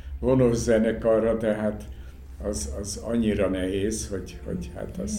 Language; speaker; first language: Hungarian; native; Hungarian